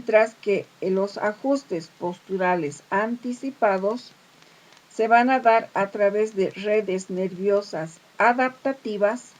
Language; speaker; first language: Spanish; native; Spanish